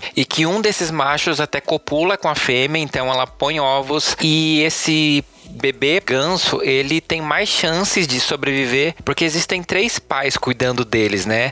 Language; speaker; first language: Portuguese; native; Portuguese